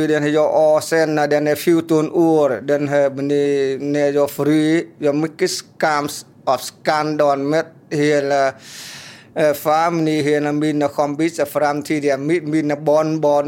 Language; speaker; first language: Swedish; non-native, learner; Vietnamese